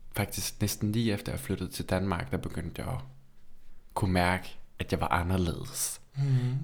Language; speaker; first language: Danish; early bilingual, other home language; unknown